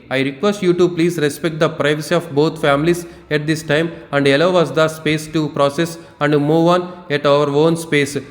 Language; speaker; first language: English; non-native, local second language; Telugu